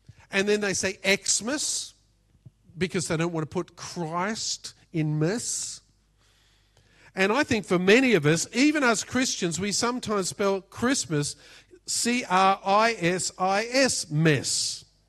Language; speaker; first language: English; native; English